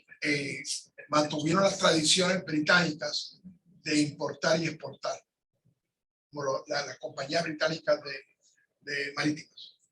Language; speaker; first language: Spanish; native; Spanish